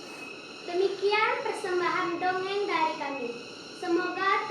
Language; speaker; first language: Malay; non-native, local second language; Balinese